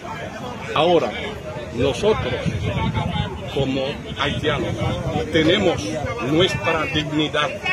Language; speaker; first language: Spanish; non-native, fluent; Haitian Creole